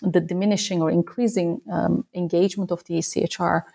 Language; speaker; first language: English; non-native, fluent; Turkish